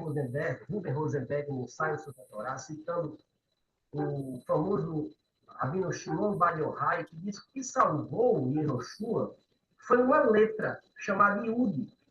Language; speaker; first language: Portuguese; native; Portuguese